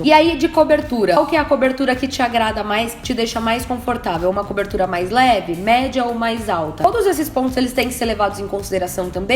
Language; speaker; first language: Portuguese; native; Portuguese